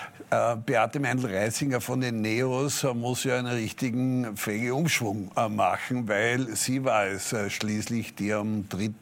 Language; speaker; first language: German; native; German